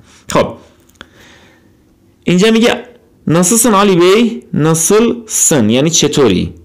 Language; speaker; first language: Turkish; non-native, fluent; Persian